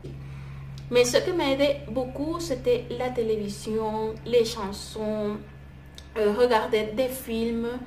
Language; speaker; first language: French; non-native, fluent; Spanish